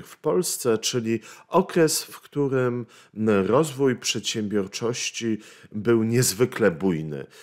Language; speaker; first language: Polish; native; Polish